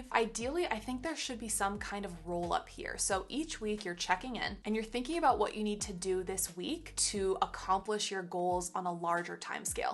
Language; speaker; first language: English; native; English